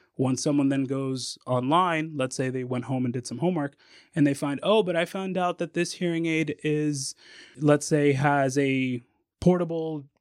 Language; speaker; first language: English; native; English